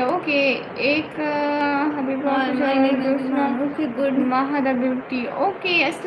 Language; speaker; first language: Hindi; non-native, local second language; Punjabi